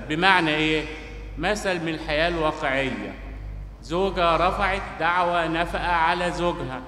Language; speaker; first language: Arabic; native; Arabic